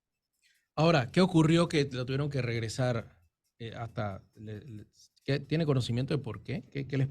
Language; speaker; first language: Spanish; native; Spanish